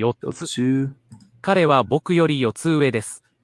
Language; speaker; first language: Japanese; non-native, learner; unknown